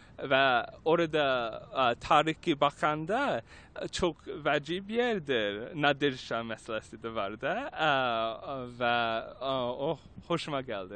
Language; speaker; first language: Turkish; non-native, learner; English